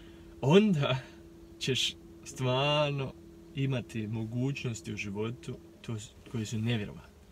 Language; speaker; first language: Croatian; early bilingual, heritage; Croatian